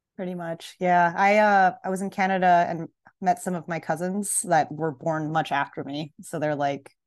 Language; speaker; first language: English; early bilingual, other home language; Filipino